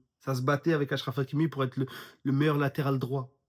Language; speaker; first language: French; native; French